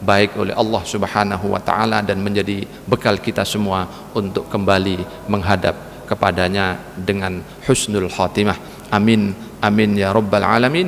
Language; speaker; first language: Indonesian; native; Indonesian